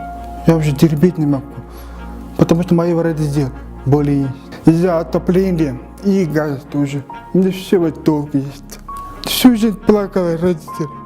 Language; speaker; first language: Russian; non-native, local second language; Kyrgyz